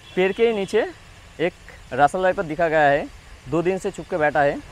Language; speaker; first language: Hindi; non-native, local second language; Bangla